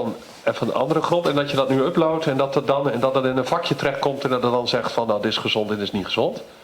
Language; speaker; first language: Dutch; native; Dutch